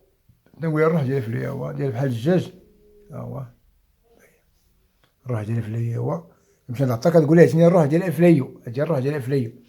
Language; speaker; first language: Arabic; native; Arabic